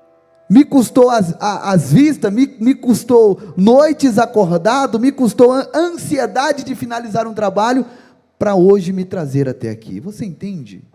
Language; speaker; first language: Portuguese; native; Portuguese